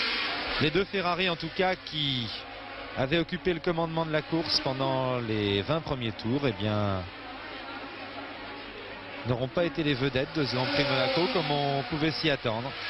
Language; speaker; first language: French; native; French